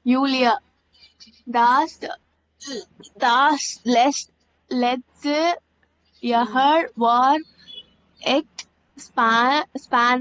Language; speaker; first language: German; non-native, learner; Tamil